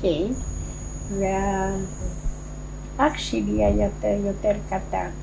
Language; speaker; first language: Hebrew; non-native, fluent; Polish